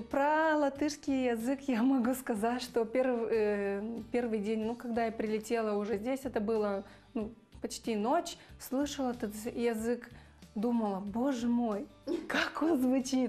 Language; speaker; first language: Russian; non-native, fluent; Romanian